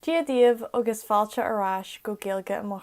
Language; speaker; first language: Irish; non-native, learner; English